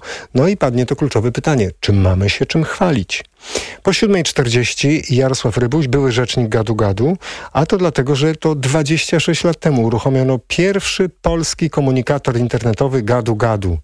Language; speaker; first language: Polish; native; Polish